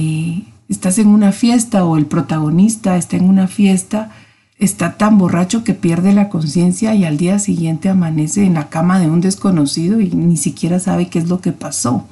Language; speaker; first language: Spanish; native; Spanish